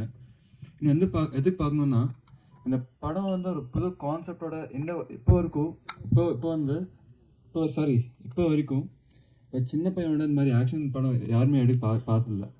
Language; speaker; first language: Tamil; non-native, local second language; Telugu